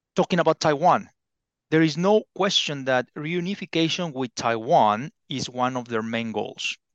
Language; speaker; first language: English; non-native, fluent; Spanish